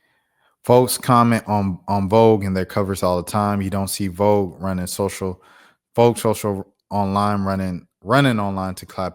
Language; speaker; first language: English; native; English